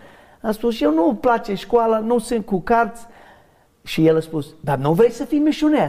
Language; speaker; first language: Romanian; non-native, fluent; English